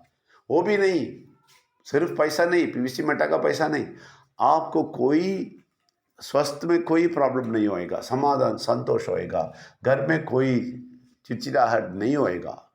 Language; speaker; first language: Hindi; non-native, local second language; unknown